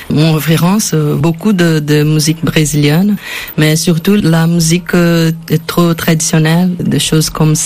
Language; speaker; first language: French; non-native, learner; Portuguese